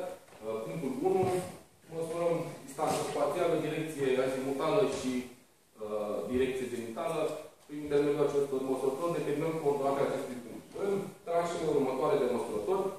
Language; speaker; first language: Romanian; native; Romanian